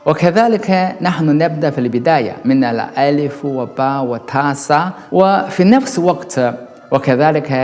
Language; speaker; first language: Arabic; non-native, learner; Chinese